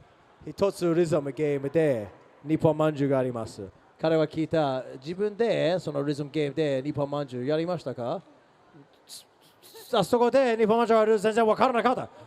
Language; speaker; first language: Japanese; non-native, learner; English